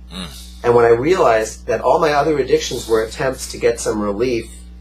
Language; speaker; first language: English; native; English